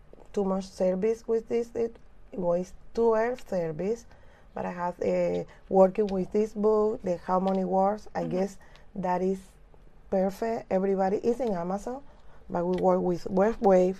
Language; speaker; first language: English; non-native, learner; Spanish